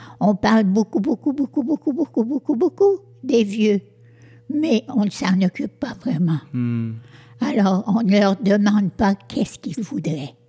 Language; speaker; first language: French; native; French